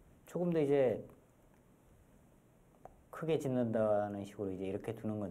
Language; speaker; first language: Korean; native; Korean